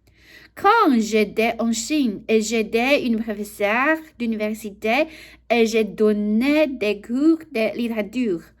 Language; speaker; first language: French; non-native, learner; Chinese